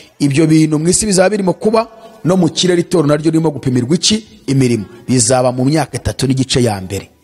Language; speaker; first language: Kinyarwanda; native; Kinyarwanda